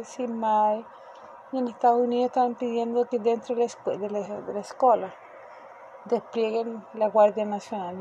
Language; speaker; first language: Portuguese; non-native, fluent; Spanish